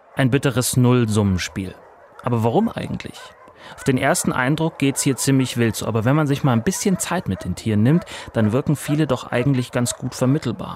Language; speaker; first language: German; native; German